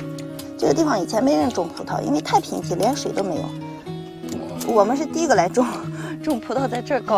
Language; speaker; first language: Chinese; native; Chinese